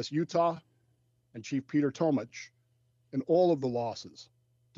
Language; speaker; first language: English; native; English